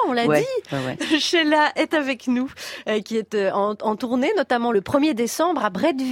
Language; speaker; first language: French; native; French